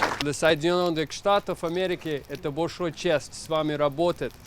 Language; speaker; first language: Russian; non-native, learner; English